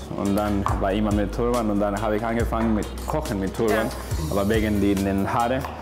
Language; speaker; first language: German; non-native, learner; Spanish